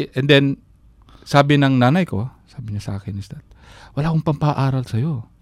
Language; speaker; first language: Filipino; non-native, local second language; Iloko